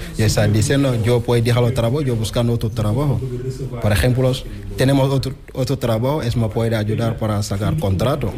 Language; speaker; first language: Spanish; non-native, learner; Wolof